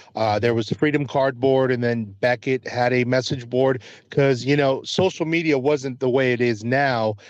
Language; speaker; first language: English; early bilingual, other home language; Spanish